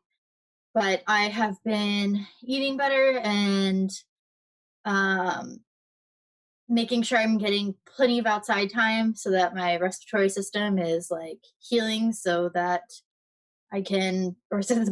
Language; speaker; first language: English; native; English